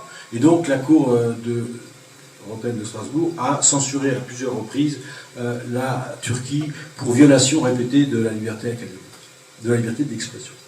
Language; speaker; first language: French; native; French